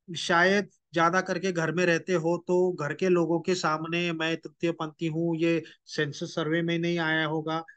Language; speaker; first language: Hindi; non-native, local second language; Marathi